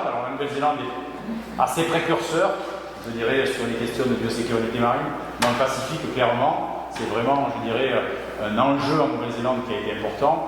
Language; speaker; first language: French; native; French